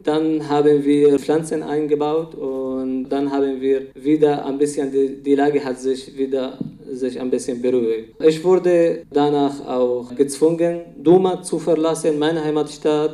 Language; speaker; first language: German; non-native, fluent; Arabic